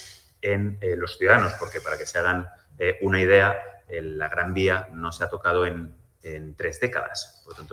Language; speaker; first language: Spanish; native; Spanish